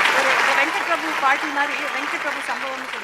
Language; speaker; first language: Tamil; native; Tamil